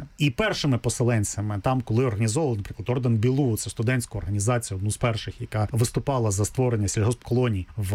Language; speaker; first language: Ukrainian; native; Ukrainian